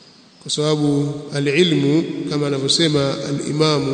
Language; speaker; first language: Arabic; non-native, fluent; Swahili